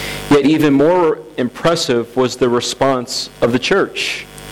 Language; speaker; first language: English; native; English